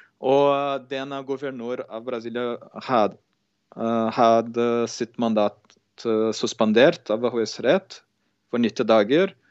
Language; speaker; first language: Norwegian; non-native, fluent; Portuguese